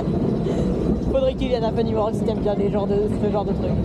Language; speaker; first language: French; native; French